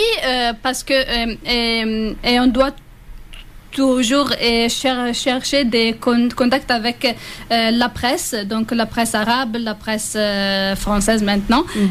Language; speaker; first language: French; non-native, fluent; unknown